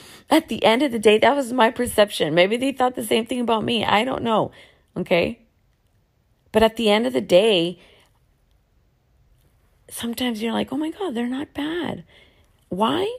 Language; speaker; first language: English; early bilingual, other home language; Spanish